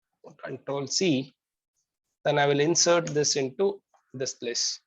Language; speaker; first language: English; non-native, local second language; Kannada